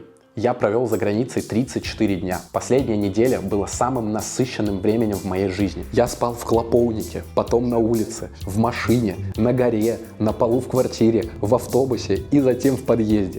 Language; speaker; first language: Russian; native; Russian